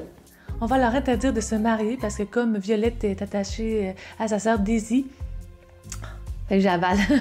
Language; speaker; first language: French; native; French